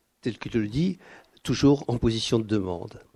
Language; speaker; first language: French; native; French